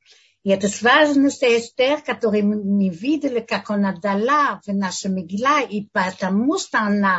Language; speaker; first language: Russian; non-native, learner; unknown